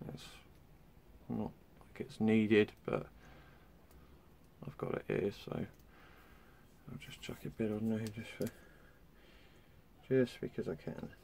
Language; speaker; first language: English; native; English